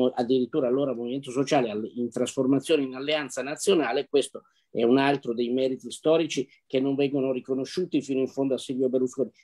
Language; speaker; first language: Italian; native; Italian